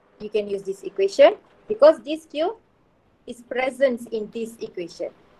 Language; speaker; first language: English; non-native, local second language; Malay